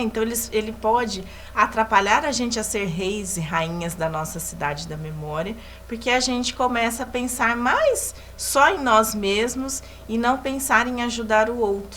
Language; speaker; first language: Portuguese; native; Portuguese